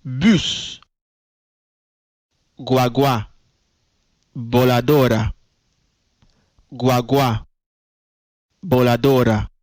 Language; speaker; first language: Spanish; non-native, fluent; Haitian Creole